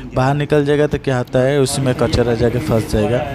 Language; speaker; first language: Hindi; non-native, local second language; Odia